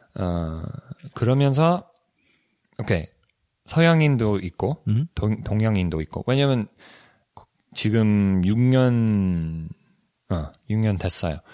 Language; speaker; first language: Korean; non-native, fluent; English